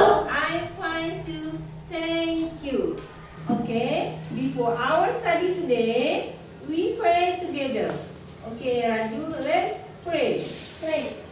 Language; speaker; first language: English; non-native, learner; Indonesian